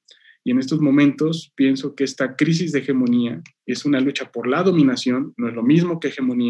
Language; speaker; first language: Spanish; native; Spanish